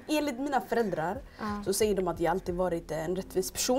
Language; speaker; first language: Swedish; early bilingual, other home language; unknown